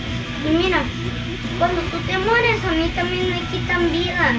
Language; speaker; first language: Spanish; native; Spanish